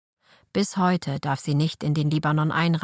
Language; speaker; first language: German; native; German